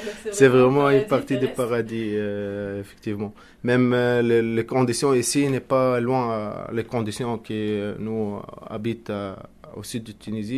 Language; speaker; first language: French; non-native, local second language; Arabic